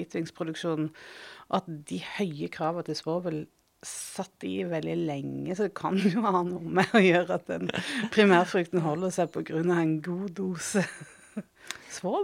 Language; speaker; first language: Norwegian; native; Norwegian